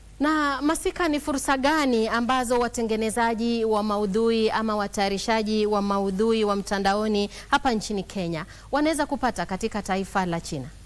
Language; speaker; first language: Swahili; native; Swahili